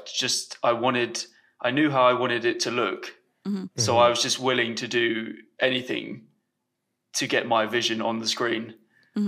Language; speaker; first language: English; native; English